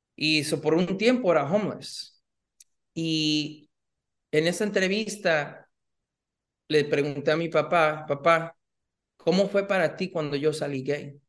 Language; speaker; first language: Spanish; early bilingual, heritage; Spanish